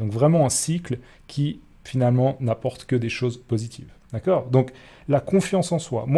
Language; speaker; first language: French; native; French